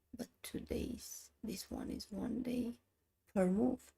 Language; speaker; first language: English; non-native, learner; Armenian